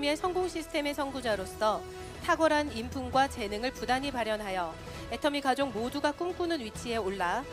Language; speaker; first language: Korean; native; Korean